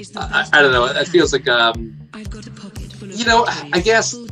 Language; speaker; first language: English; native; English